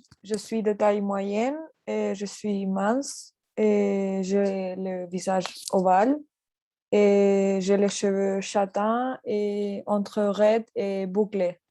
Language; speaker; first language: French; non-native, learner; Spanish